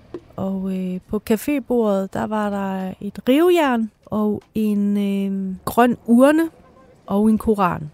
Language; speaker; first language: Danish; early bilingual, other home language; Persian